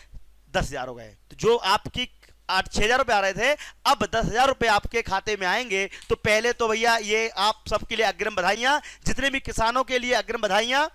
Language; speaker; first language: Hindi; native; Hindi